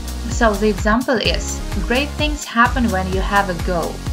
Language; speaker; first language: English; non-native, fluent; Ukrainian